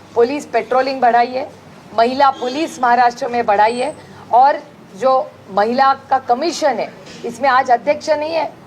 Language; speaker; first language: Hindi; non-native, local second language; Marathi